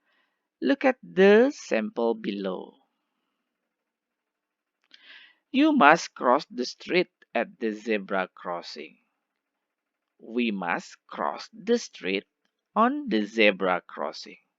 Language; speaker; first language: English; non-native, learner; Indonesian